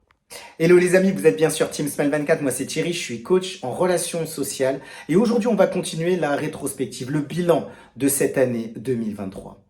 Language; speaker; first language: French; native; French